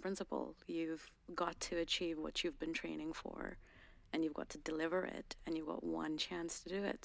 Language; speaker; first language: English; non-native, local second language; Garhwali